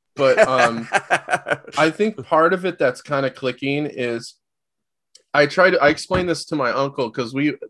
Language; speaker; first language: English; native; English